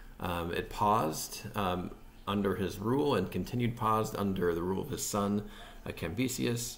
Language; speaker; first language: English; native; English